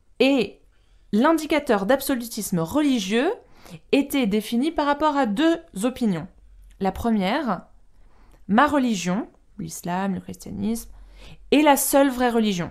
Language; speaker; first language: French; native; French